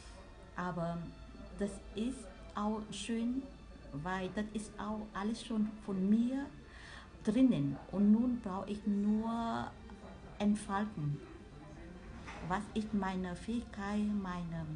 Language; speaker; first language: German; non-native, learner; Vietnamese